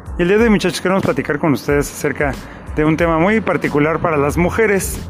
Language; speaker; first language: Spanish; native; Spanish